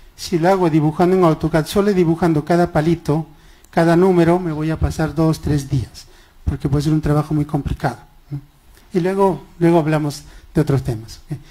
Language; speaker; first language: Spanish; non-native, local second language; Quechua